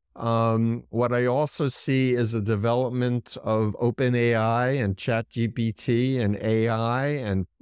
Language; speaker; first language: English; native; English